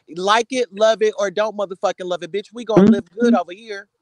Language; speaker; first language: English; native; English